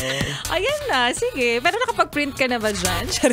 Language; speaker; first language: Filipino; native; Filipino